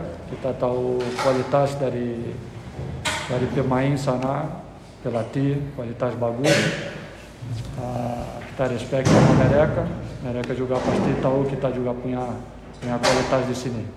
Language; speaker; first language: Indonesian; non-native, learner; Portuguese